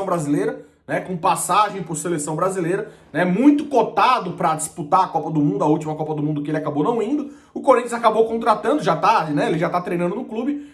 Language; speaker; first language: Portuguese; native; Portuguese